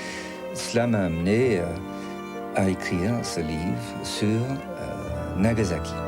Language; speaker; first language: French; non-native, fluent; English